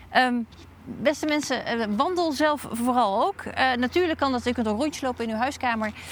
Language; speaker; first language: Dutch; native; Dutch